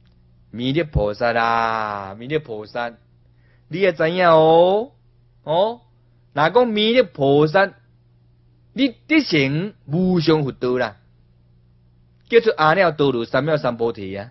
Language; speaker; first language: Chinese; non-native, local second language; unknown